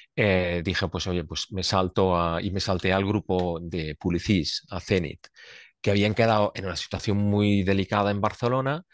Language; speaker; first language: Spanish; non-native, fluent; Swiss German